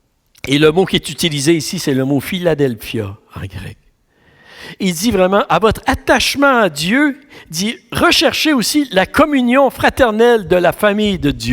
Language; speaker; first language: French; native; French